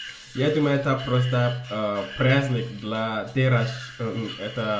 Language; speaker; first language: Russian; non-native, learner; English